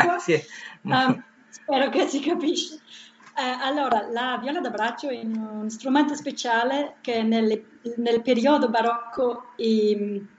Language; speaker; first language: Italian; non-native, fluent; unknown